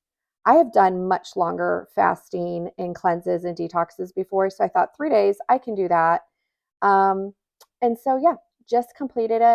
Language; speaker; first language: English; native; English